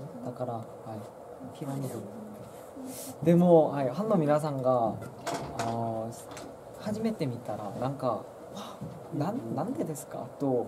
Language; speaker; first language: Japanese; non-native, learner; Korean